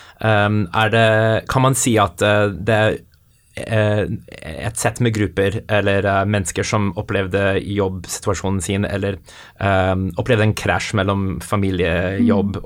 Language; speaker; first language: Norwegian; native; Norwegian